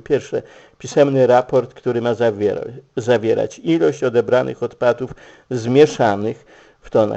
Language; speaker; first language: Polish; native; Polish